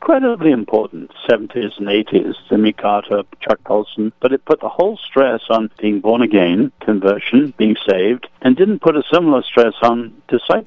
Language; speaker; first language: English; native; English